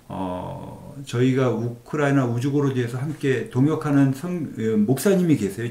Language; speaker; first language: Korean; native; Korean